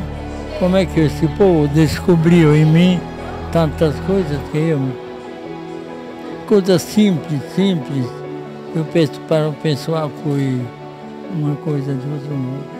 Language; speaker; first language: Portuguese; non-native, fluent; Italian